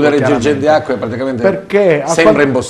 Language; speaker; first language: Italian; native; Italian